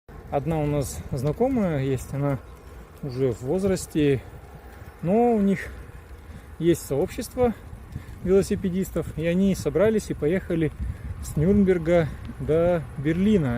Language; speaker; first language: Russian; native; Russian